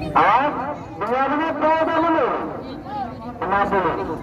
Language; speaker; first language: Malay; non-native, local second language; Madurese